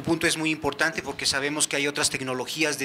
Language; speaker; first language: Spanish; native; Spanish